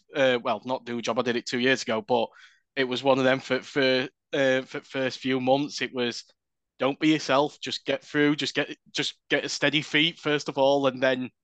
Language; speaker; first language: English; native; English